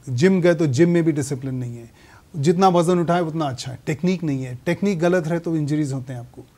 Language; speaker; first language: Hindi; native; Hindi